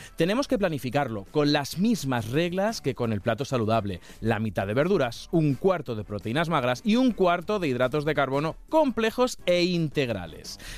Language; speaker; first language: Spanish; native; Spanish